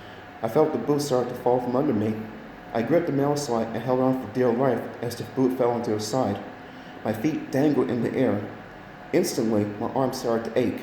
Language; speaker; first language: English; native; English